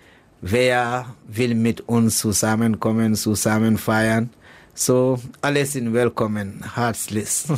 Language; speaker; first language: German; non-native, learner; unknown